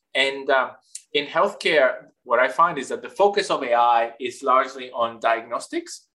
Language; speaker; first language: English; non-native, fluent; Spanish